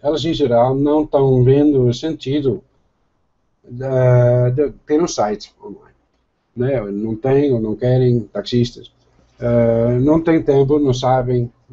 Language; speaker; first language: Portuguese; non-native, fluent; Dutch